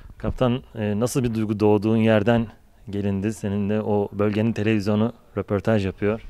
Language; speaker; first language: Turkish; native; Turkish